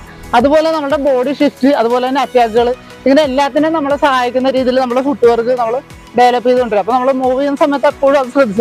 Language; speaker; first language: Malayalam; native; Malayalam